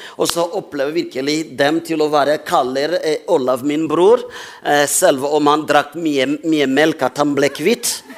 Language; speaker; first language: Norwegian; non-native, fluent; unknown